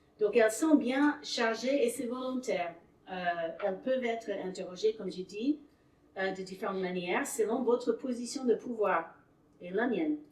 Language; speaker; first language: French; non-native, fluent; English